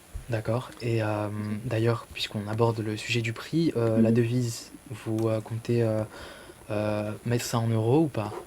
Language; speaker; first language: French; native; French